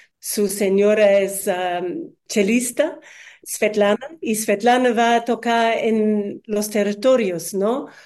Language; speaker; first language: Spanish; non-native, learner; English